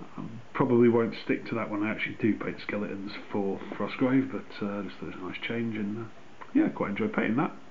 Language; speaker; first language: English; native; English